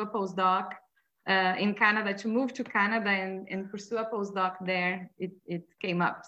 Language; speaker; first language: English; non-native, fluent; Portuguese